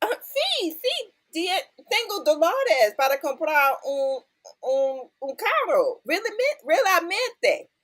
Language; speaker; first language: Spanish; non-native, learner; English